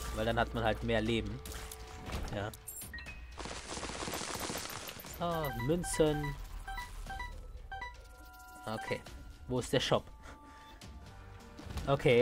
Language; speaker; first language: German; native; German